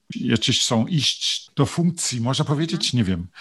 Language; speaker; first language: Polish; non-native, learner; German